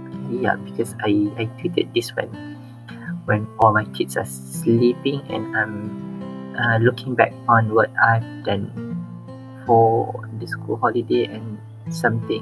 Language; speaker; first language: English; non-native, local second language; Malay